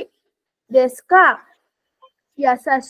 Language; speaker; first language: Japanese; non-native, learner; Sinhala